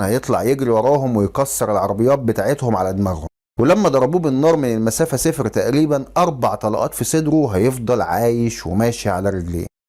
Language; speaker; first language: Arabic; native; Arabic